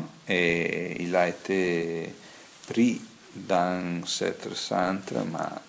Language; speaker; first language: French; non-native, fluent; Italian